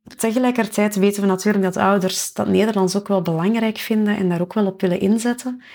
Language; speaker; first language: Dutch; native; Dutch